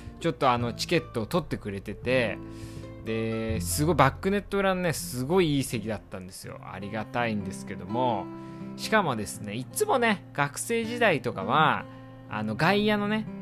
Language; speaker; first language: Japanese; native; Japanese